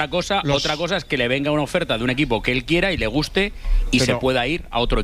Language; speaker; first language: Spanish; native; Spanish